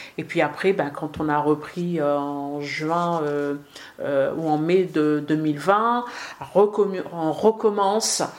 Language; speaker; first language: French; early bilingual, other home language; Arabic